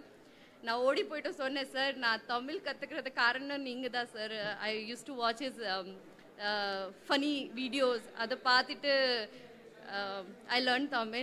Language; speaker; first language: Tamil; non-native, learner; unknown